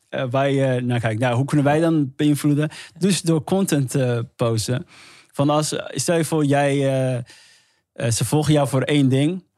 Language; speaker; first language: Dutch; early bilingual, other home language; Somali